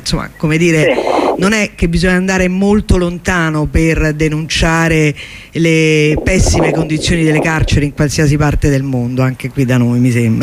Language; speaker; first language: Italian; native; Italian